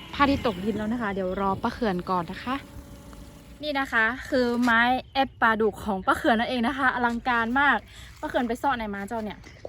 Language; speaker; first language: Thai; non-native, local second language; Western Kayah